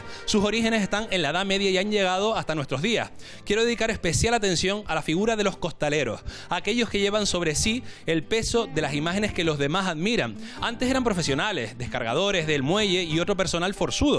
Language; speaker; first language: Spanish; native; Spanish